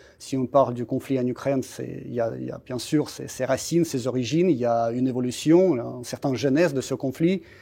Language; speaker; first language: French; non-native, fluent; Russian